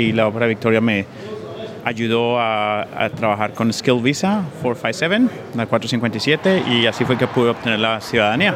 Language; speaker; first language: Spanish; native; Spanish